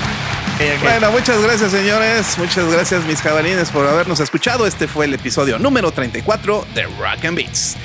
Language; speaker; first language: Spanish; native; Spanish